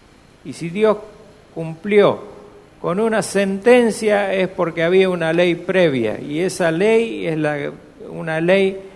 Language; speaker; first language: Spanish; native; Spanish